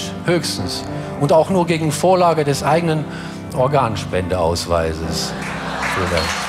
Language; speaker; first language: German; native; German